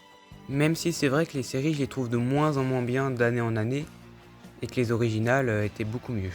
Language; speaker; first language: French; native; French